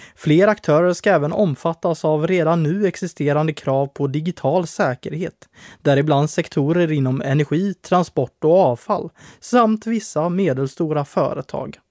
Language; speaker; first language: Swedish; native; Swedish